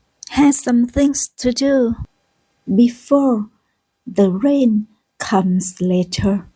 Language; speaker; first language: English; non-native, learner; Thai